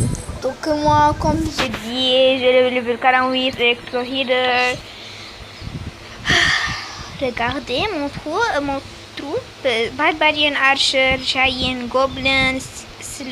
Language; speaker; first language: French; non-native, learner; Arabic